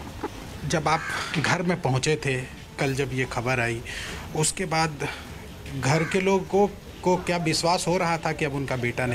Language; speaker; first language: Hindi; native; Hindi